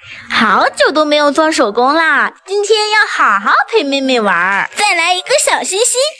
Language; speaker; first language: Chinese; native; Chinese